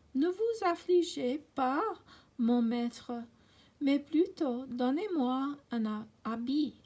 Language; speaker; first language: French; non-native, learner; English